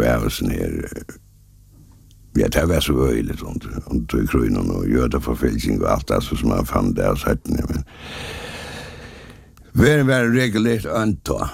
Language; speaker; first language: Danish; non-native, local second language; Faroese